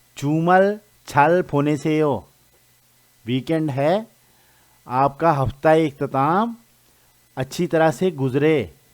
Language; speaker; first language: Urdu; non-native, local second language; Punjabi